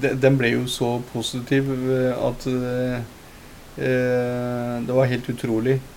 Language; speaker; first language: Norwegian; early bilingual, other home language; Punjabi